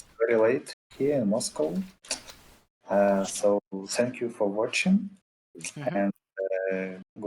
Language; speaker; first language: English; non-native, fluent; Russian